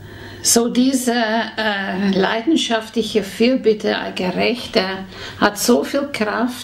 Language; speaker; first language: German; non-native, fluent; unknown